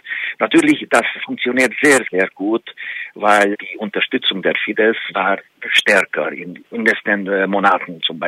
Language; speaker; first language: German; non-native, fluent; Hungarian